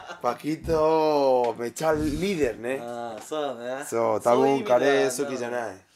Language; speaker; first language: Japanese; non-native, learner; Spanish